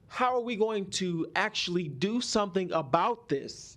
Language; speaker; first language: English; native; English